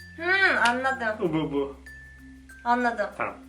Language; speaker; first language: Turkish; non-native, learner; Korean